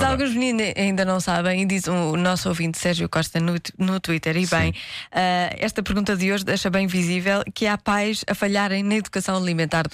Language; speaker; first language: Portuguese; native; Portuguese